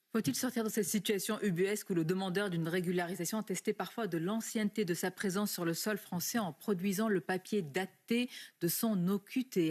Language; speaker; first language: French; native; French